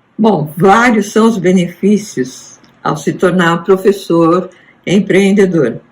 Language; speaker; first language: Portuguese; native; Portuguese